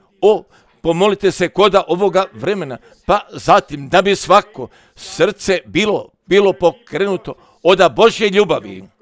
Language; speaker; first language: Croatian; early bilingual, heritage; Croatian